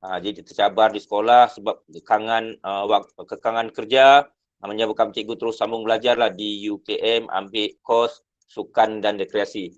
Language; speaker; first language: Malay; native; Malay